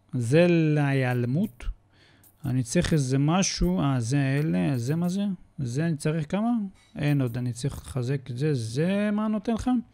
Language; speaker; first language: Hebrew; native; Hebrew